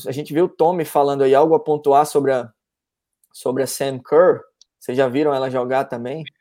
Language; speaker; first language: Portuguese; native; Portuguese